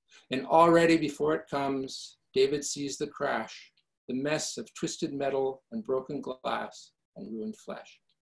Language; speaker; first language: English; early bilingual, other home language; Italian